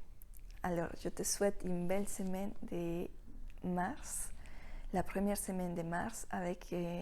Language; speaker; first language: French; non-native, fluent; Spanish